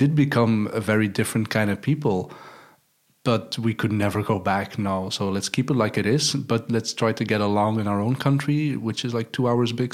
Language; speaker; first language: English; non-native, fluent; Dutch